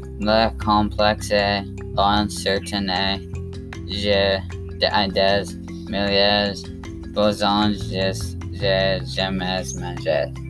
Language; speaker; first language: French; non-native, learner; English